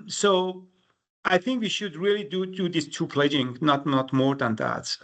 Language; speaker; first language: English; non-native, fluent; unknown